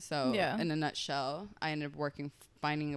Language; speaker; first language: English; early bilingual, other home language; Spanish